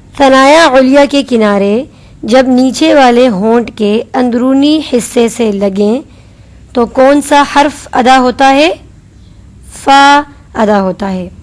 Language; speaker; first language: Urdu; native; Urdu